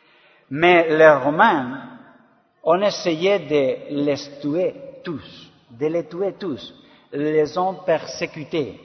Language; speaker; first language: French; non-native, learner; Spanish